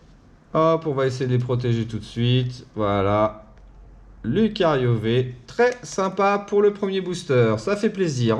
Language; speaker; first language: French; native; French